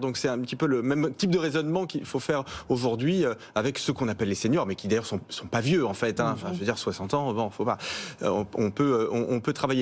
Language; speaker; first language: French; native; French